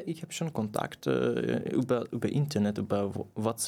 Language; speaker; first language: German; non-native, fluent; Persian